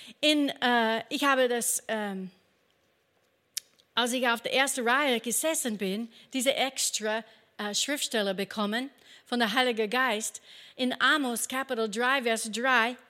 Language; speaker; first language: German; non-native, fluent; English